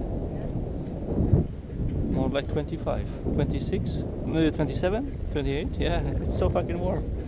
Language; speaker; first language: English; non-native, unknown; Polish